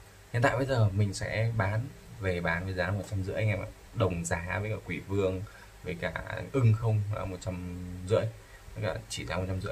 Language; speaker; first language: Vietnamese; native; Vietnamese